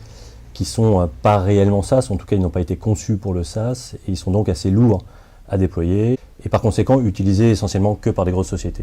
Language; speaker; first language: French; native; French